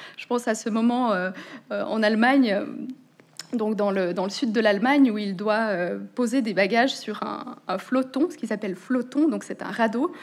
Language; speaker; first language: French; native; French